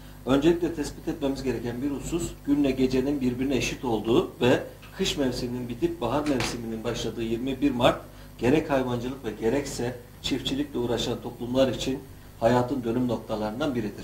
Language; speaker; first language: Turkish; native; Turkish